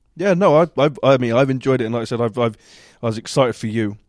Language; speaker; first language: English; native; English